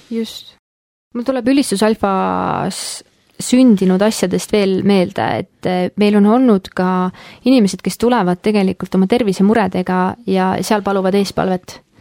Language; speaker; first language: Estonian; early bilingual, heritage; Estonian